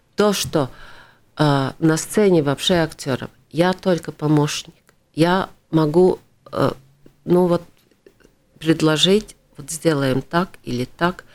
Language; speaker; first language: Russian; non-native, local second language; Latvian